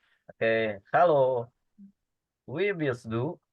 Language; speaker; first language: German; non-native, learner; Indonesian